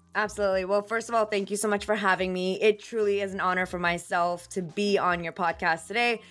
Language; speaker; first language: English; early bilingual, other home language; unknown